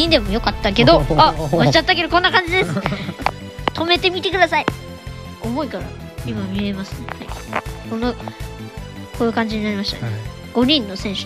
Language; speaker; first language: Japanese; native; Japanese